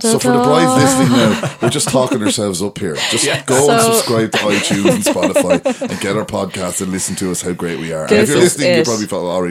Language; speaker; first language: English; native; English